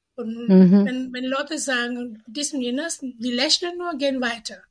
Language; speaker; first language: German; non-native, fluent; Indonesian